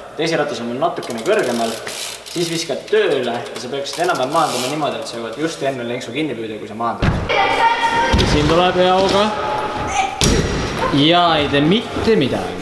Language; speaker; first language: Estonian; native; Estonian